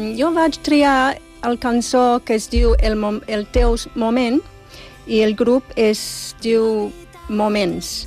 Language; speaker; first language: Catalan; non-native, fluent; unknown